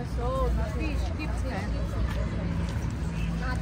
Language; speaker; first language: German; non-native, learner; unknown